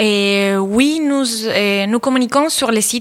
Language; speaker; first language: French; non-native, fluent; Spanish